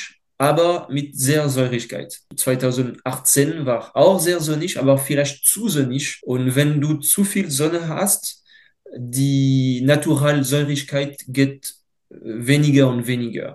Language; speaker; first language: German; non-native, fluent; French